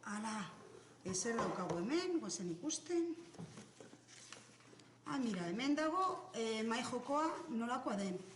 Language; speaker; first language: Basque; non-native, local second language; Spanish